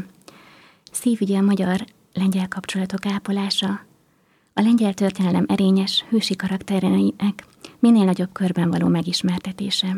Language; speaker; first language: Hungarian; native; Hungarian